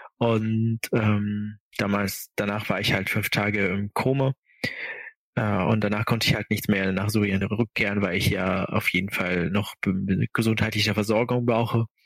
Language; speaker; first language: German; non-native, fluent; Arabic